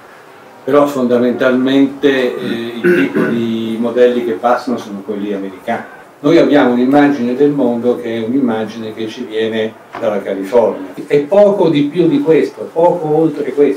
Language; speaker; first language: Italian; native; Italian